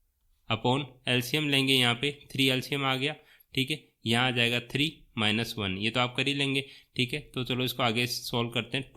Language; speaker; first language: Hindi; native; Hindi